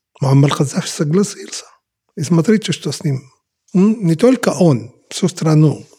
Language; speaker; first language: Russian; non-native, fluent; Arabic